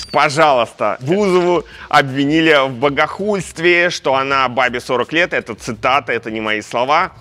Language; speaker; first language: Russian; native; Russian